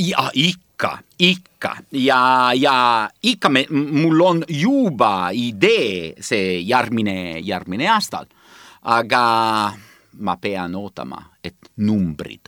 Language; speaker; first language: Estonian; non-native, learner; Italian